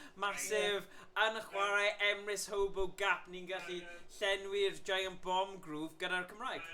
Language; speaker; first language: Welsh; native; Welsh